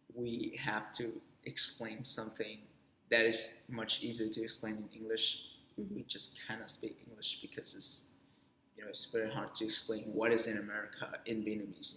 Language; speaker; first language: English; non-native, fluent; Vietnamese